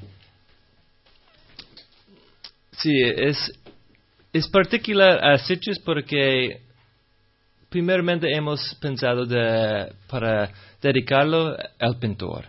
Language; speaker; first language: Spanish; non-native, fluent; English